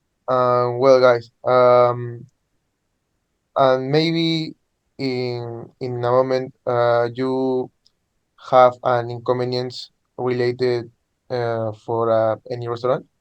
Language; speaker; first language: English; non-native, learner; Spanish